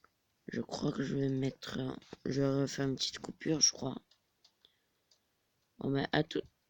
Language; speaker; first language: French; native; French